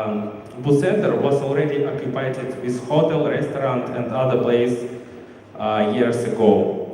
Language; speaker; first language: English; non-native, learner; Russian